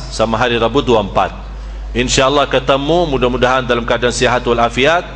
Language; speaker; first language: Indonesian; non-native, fluent; Arabic